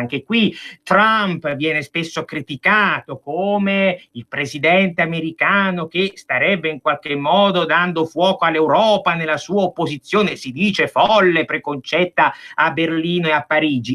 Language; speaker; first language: Italian; native; Italian